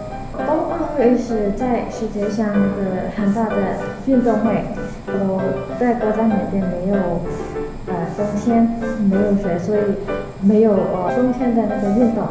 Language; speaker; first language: Chinese; non-native, learner; Burmese